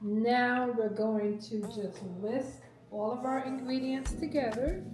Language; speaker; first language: English; native; English